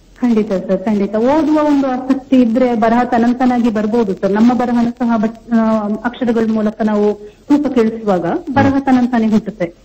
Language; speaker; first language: Kannada; native; Kannada